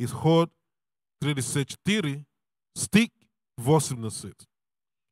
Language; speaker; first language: Russian; non-native, learner; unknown